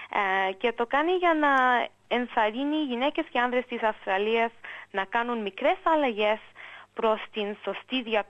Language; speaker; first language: Greek; early bilingual, heritage; English